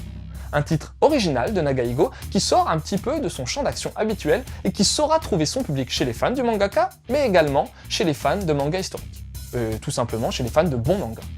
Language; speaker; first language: French; native; French